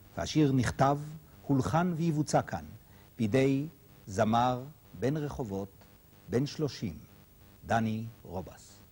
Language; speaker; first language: Hebrew; native; Hebrew